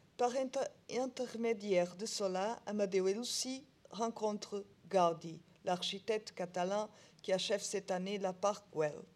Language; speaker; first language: French; non-native, learner; Portuguese